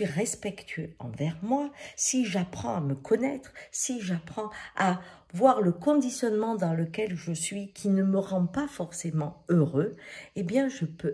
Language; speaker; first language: French; native; French